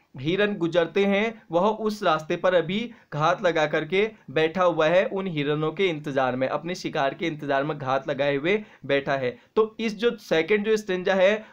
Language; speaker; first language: Hindi; native; Hindi